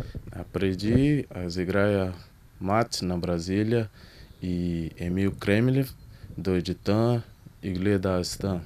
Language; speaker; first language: Bulgarian; non-native, learner; Portuguese